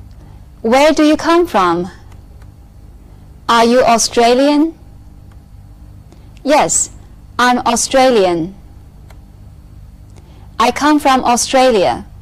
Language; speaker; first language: English; non-native, fluent; Chinese